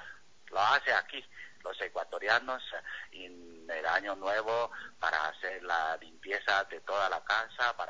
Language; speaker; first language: Spanish; non-native, fluent; Chinese